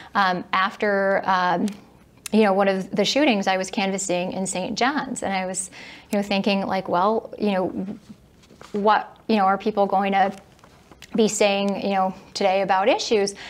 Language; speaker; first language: English; native; English